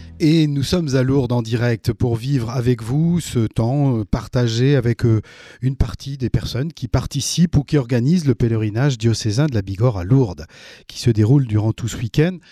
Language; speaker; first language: French; native; French